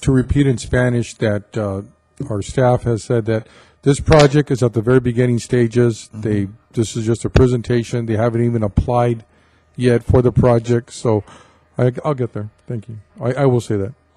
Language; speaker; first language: English; early bilingual, other home language; Spanish